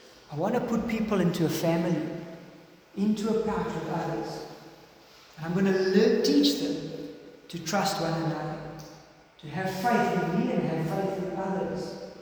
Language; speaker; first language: English; non-native, local second language; Afrikaans